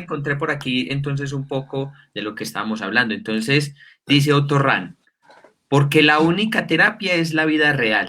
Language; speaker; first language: Spanish; native; Spanish